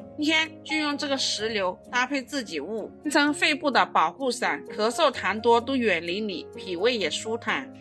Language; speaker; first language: Chinese; native; Chinese